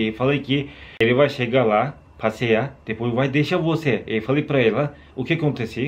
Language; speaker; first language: Portuguese; non-native, learner; Turkish